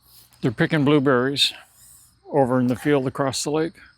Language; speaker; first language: English; native; English